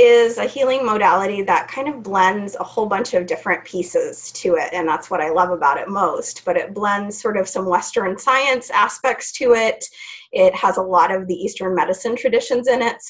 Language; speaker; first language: English; native; English